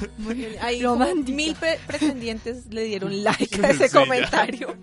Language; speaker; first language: Spanish; native; Spanish